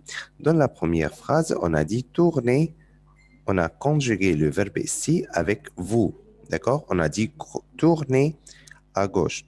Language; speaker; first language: French; non-native, fluent; Arabic